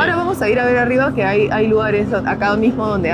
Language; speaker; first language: Spanish; native; Spanish